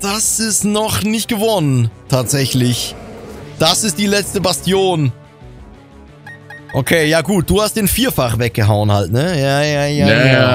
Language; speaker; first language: German; native; German